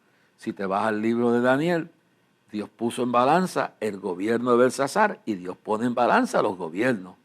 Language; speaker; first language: Spanish; native; Spanish